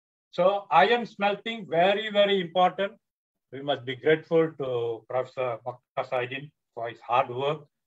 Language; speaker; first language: English; non-native, local second language; Tamil